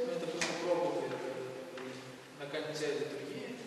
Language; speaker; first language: Russian; non-native, learner; Greek